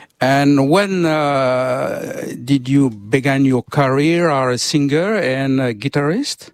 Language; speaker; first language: English; non-native, learner; French